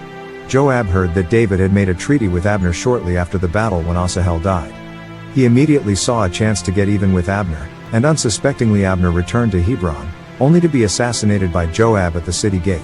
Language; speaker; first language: English; native; English